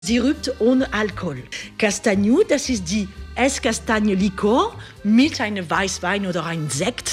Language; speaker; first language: German; non-native, learner; French